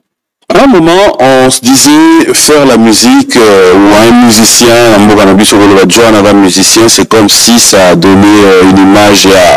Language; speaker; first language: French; non-native, local second language; Lingala